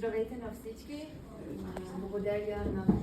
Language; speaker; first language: Bulgarian; non-native, learner; Persian